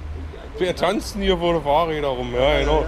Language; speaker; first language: German; native; German